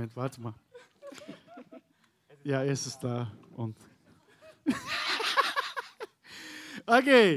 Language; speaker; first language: German; non-native, learner; Turkish